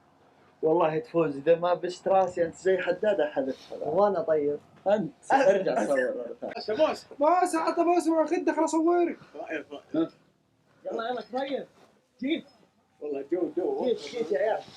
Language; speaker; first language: Arabic; native; Arabic